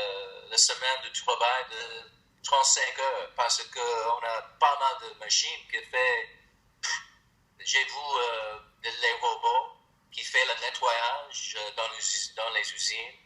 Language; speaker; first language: French; non-native, learner; English